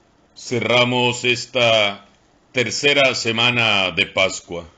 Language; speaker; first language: Spanish; native; Spanish